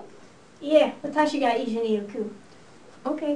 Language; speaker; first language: Japanese; non-native, learner; English